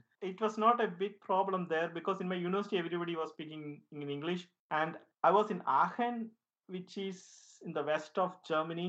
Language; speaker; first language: English; non-native, local second language; Malayalam